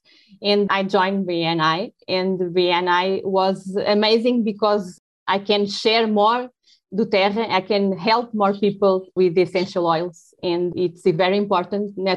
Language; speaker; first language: English; non-native, learner; Portuguese